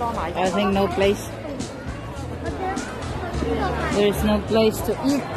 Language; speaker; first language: English; non-native, local second language; Filipino